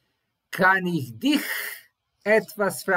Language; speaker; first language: German; non-native, learner; Serbian